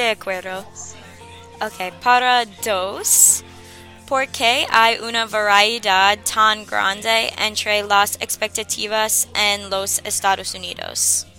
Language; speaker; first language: Spanish; non-native, learner; English